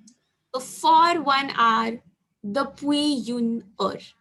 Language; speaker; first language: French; non-native, fluent; Hindi